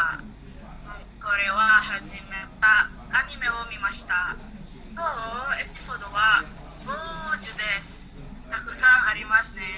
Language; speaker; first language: Japanese; non-native, learner; Indonesian